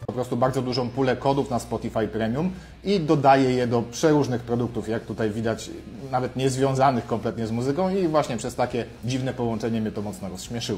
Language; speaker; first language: Polish; native; Polish